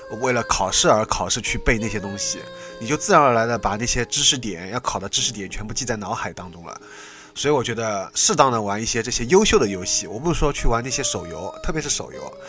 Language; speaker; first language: Chinese; native; Chinese